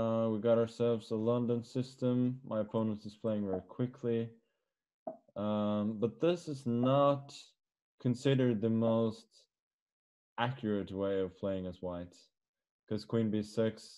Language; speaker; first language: English; non-native, fluent; Norwegian